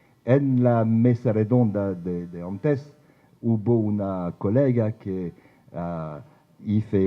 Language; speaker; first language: Spanish; non-native, fluent; French